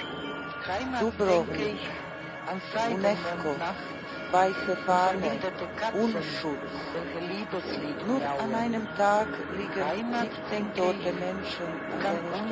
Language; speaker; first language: German; non-native, fluent; Croatian